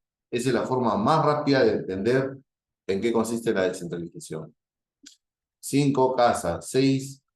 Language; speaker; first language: Spanish; native; Spanish